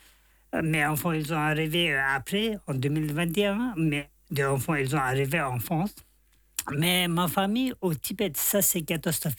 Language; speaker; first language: French; non-native, learner; Tibetan